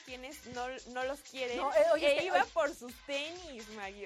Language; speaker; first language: Spanish; native; Spanish